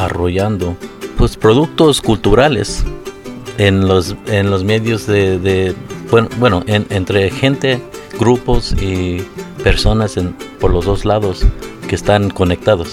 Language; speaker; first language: Spanish; early bilingual, heritage; Spanish